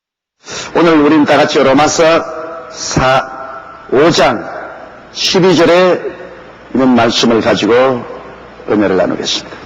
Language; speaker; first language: Korean; native; Korean